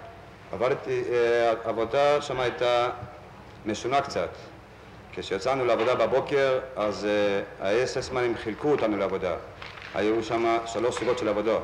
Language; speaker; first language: Hebrew; non-native, fluent; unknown